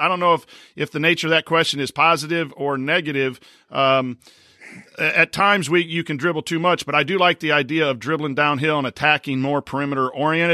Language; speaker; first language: English; native; English